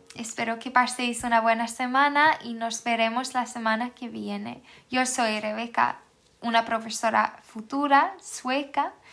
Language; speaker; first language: Spanish; non-native, fluent; Swedish